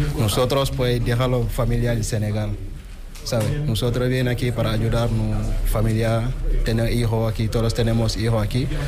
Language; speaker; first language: Spanish; non-native, learner; Wolof